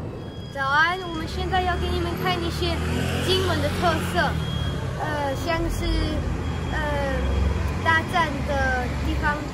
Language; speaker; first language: Chinese; early bilingual, heritage; English